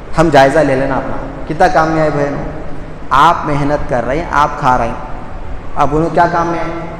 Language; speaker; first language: Urdu; native; Urdu